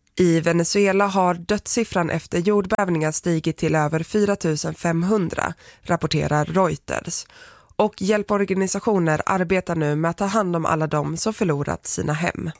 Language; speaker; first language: Swedish; native; Swedish